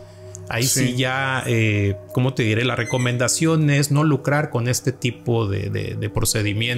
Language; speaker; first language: Spanish; native; Spanish